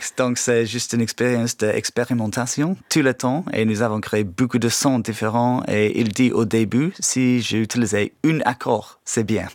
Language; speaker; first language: French; non-native, fluent; English